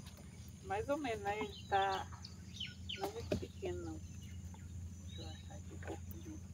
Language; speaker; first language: Portuguese; native; Portuguese